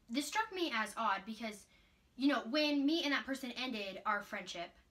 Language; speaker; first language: English; native; English